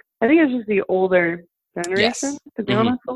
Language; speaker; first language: English; early bilingual, other home language; German